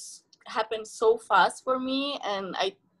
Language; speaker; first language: English; non-native, fluent; Italian